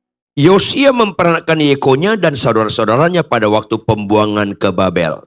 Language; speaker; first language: Indonesian; native; Indonesian